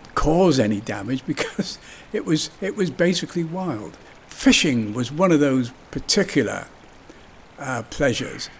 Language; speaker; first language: English; native; English